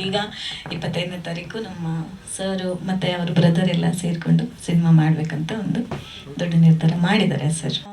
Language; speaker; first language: Kannada; native; Kannada